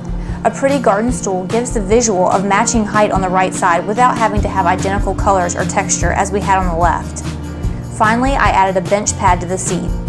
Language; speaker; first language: English; native; English